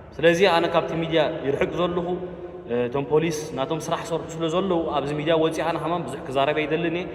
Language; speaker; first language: Tigrinya; early bilingual, heritage; Tigrinya